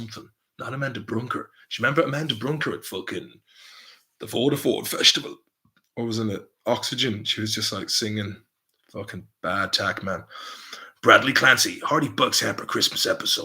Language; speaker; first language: English; native; English